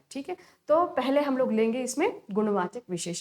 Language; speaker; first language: Hindi; non-native, local second language; Kannada